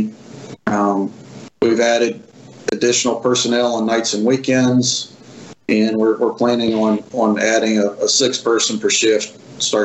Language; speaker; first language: English; native; English